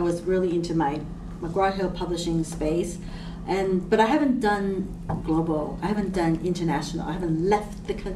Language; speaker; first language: English; non-native, local second language; Cantonese